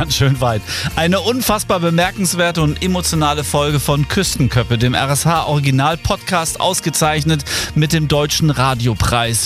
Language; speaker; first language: German; native; German